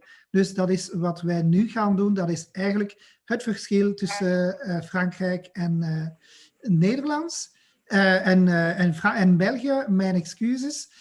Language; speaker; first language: Dutch; non-native, local second language; French